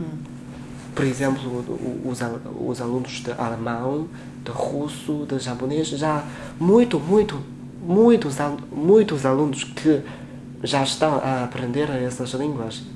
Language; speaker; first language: Portuguese; non-native, fluent; Chinese